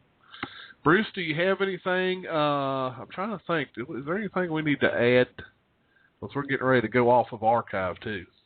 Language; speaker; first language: English; native; English